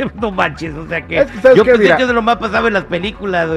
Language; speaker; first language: Spanish; early bilingual, heritage; Spanish